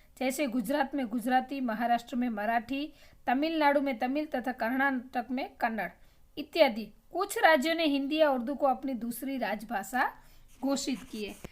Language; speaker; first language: Hindi; non-native, local second language; Gujarati